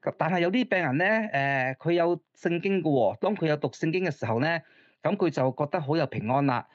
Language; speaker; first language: Cantonese; early bilingual, other home language; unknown